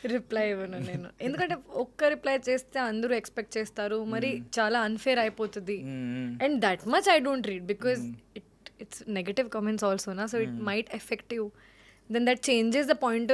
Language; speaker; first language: Telugu; non-native, learner; Hindi